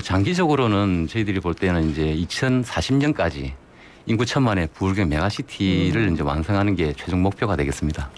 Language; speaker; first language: Korean; native; Korean